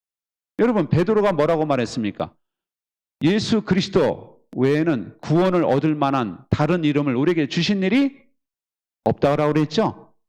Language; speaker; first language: Korean; native; Korean